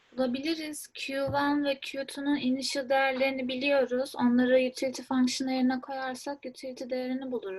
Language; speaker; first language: Turkish; native; Turkish